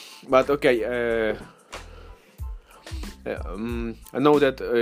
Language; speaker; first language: English; non-native, learner; Ukrainian